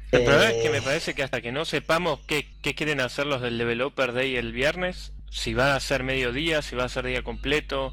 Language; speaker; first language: Spanish; native; Spanish